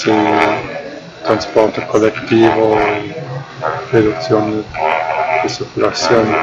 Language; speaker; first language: Spanish; non-native, fluent; German